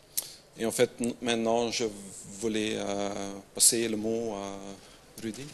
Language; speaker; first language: French; non-native, local second language; Dutch